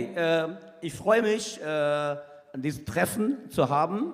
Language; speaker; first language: German; non-native, fluent; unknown